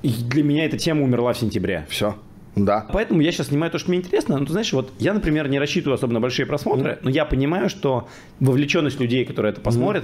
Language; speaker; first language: Russian; native; Russian